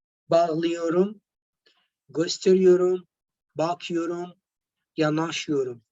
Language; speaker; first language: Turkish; non-native, learner; Arabic